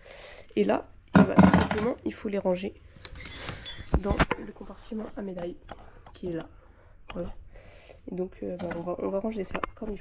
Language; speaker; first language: French; native; French